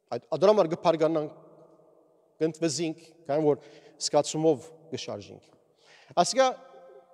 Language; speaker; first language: Armenian; early bilingual, heritage; Armenian